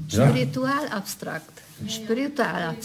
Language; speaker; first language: German; non-native, learner; Hungarian